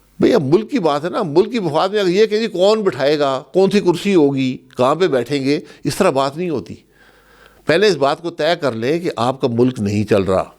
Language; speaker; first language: Urdu; non-native, local second language; Pahari-Potwari